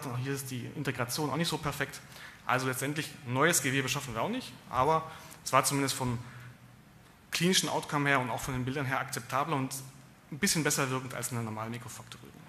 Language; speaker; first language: German; native; German